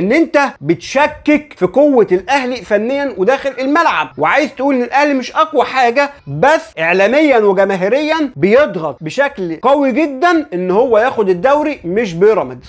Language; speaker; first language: Arabic; native; Arabic